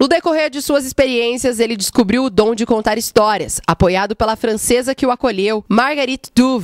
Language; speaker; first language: Portuguese; native; Portuguese